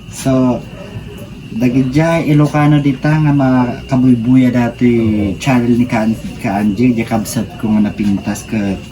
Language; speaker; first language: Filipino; non-native, local second language; Bikol